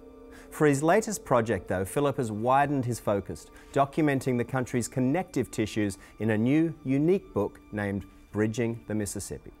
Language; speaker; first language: English; native; English